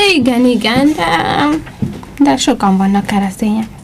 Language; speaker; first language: Hungarian; non-native, learner; Amharic